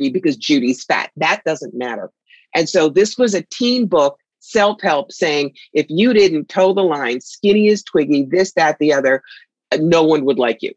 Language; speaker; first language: English; native; English